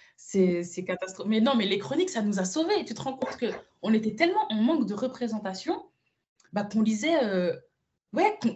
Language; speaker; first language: French; early bilingual, other home language; Spanish